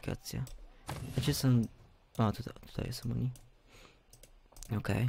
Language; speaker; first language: Polish; early bilingual, heritage; Polish